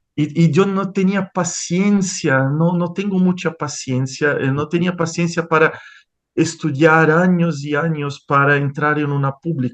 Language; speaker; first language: Spanish; non-native, fluent; Portuguese